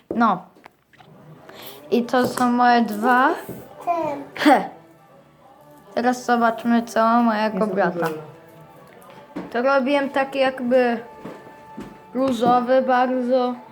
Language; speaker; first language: Polish; early bilingual, heritage; Polish